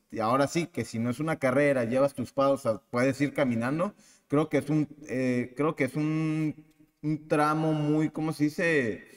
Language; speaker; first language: Spanish; native; Spanish